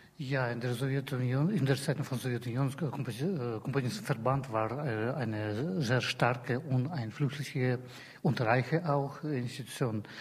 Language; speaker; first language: German; non-native, learner; Russian